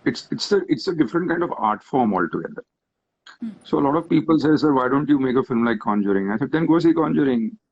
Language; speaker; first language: English; non-native, local second language; Hindi